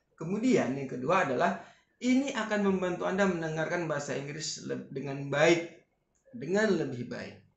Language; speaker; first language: Indonesian; native; Indonesian